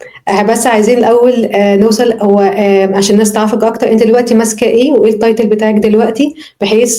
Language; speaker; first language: Arabic; native; Arabic